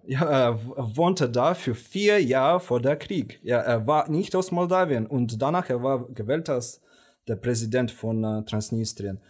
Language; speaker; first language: German; non-native, fluent; Romanian